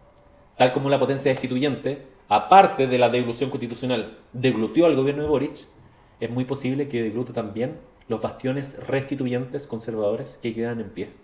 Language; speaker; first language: Spanish; native; Spanish